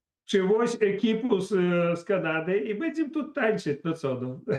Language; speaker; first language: Polish; non-native, learner; Belarusian